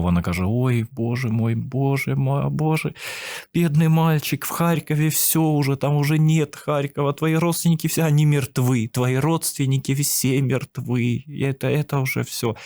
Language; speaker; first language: Russian; native; Russian